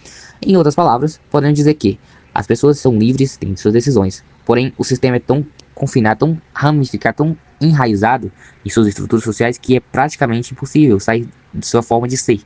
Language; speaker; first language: Portuguese; native; Portuguese